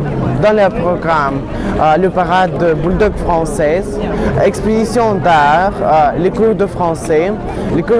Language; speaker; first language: French; non-native, learner; Russian